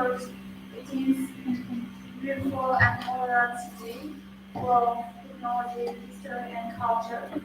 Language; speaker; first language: English; non-native, learner; Uzbek